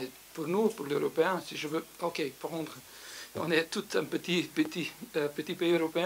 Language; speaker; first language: French; non-native, fluent; Slovenian